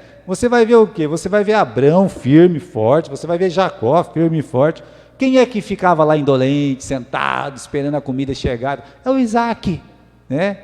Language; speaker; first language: Portuguese; native; Portuguese